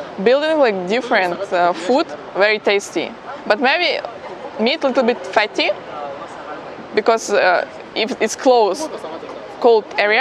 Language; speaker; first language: English; non-native, fluent; Ukrainian